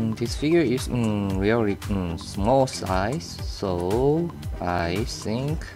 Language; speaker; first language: English; non-native, learner; Korean